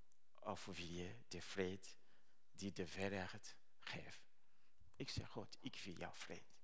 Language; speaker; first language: Dutch; non-native, learner; Rundi